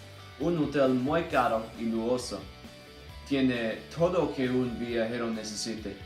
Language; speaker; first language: Spanish; non-native, learner; English